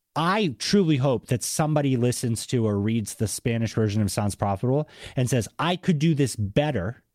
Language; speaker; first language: English; native; English